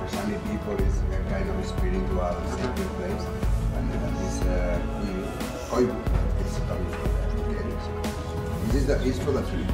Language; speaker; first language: English; non-native, learner; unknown